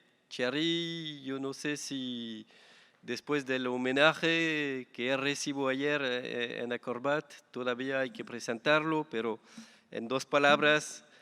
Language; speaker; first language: Spanish; non-native, fluent; French